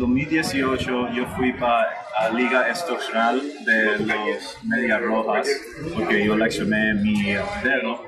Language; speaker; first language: Spanish; early bilingual, heritage; English